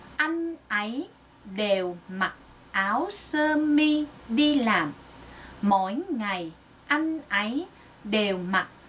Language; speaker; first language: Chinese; non-native, fluent; Vietnamese